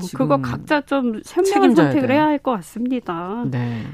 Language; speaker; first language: Korean; native; Korean